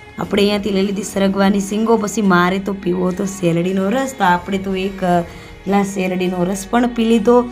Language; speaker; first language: Gujarati; non-native, local second language; Bhili